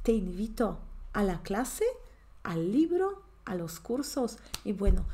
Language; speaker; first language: Spanish; non-native, fluent; Polish